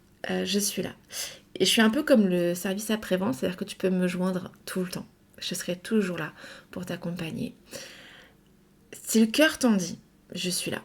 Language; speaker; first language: French; native; French